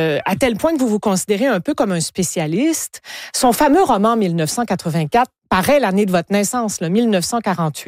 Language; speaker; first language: French; native; French